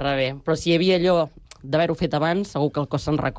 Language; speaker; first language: Catalan; native; Catalan